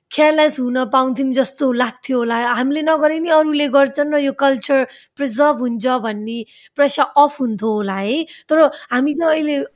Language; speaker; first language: Nepali; early bilingual, heritage; Nepali